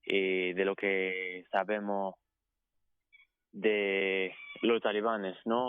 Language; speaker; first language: Spanish; non-native, fluent; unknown